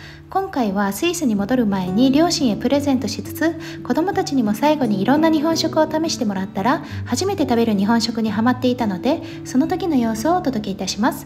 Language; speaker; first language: Japanese; native; Japanese